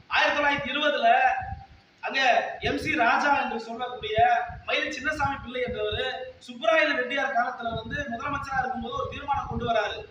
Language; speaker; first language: Tamil; non-native, local second language; Telugu